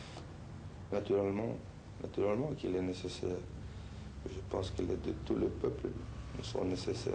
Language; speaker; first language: French; non-native, fluent; Spanish